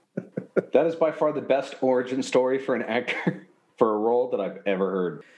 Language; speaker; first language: English; native; English